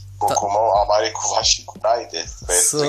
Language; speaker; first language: Japanese; non-native, learner; Persian